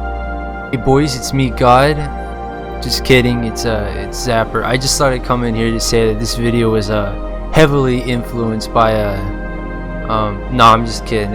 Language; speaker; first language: English; native; English